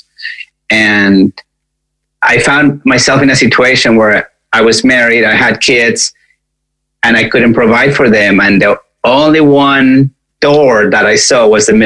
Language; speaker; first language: English; non-native, fluent; Spanish